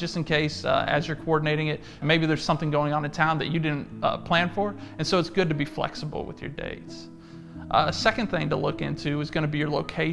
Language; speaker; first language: English; native; English